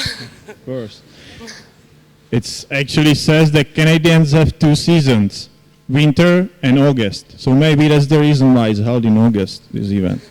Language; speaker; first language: English; non-native, fluent; Czech